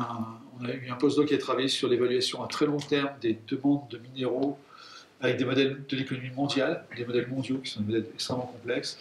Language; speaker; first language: French; native; French